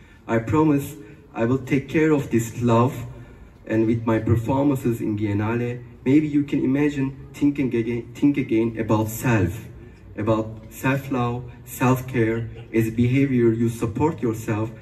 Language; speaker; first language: English; non-native, fluent; Turkish